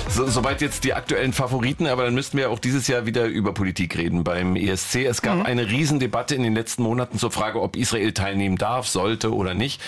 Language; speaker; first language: German; native; German